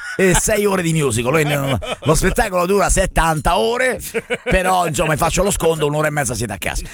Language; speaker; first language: Italian; native; Italian